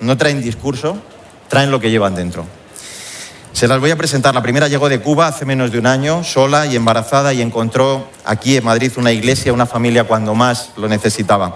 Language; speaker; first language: Spanish; native; Spanish